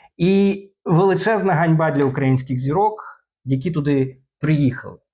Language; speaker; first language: Ukrainian; non-native, local second language; Russian